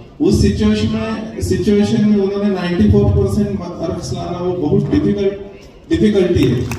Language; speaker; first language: Hindi; non-native, local second language; Marathi